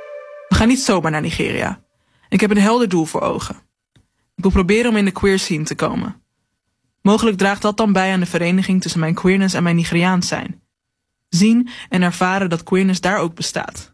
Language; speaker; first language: Dutch; native; Dutch